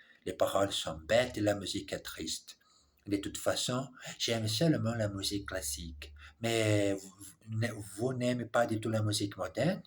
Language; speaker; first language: French; non-native, learner; English